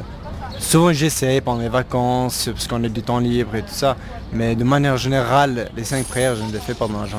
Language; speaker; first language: French; early bilingual, other home language; Kurdish